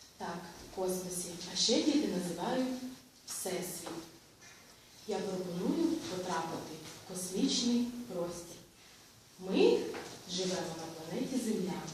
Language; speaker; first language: Ukrainian; native; Ukrainian